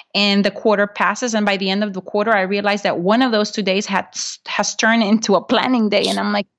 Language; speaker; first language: English; non-native, fluent; Spanish